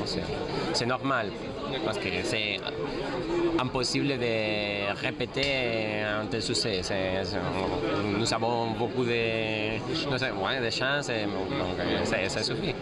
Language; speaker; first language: French; non-native, fluent; Spanish